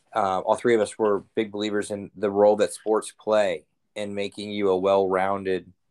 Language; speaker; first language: English; native; English